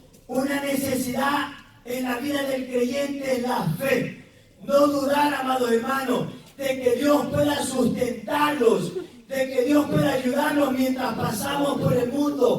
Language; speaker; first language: Spanish; native; Spanish